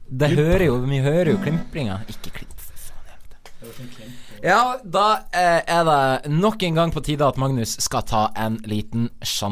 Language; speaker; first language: Norwegian; native; Norwegian